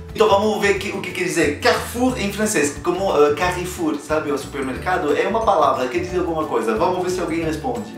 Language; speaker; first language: Portuguese; non-native, fluent; French